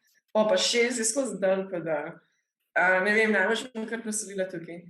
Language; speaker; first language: Slovenian; early bilingual, heritage; Slovenian